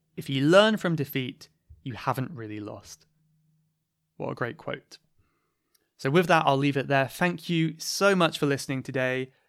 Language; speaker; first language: English; native; English